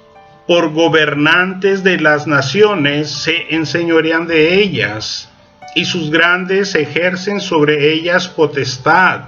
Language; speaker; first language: Spanish; native; Spanish